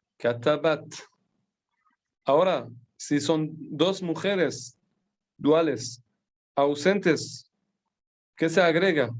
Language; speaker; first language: Spanish; non-native, fluent; Persian